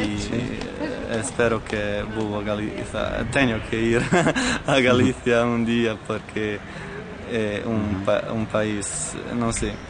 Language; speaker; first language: Portuguese; non-native, learner; Croatian